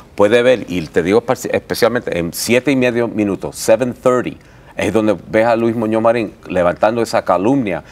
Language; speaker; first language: Spanish; early bilingual, heritage; Spanish